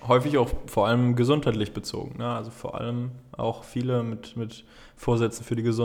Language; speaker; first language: German; native; German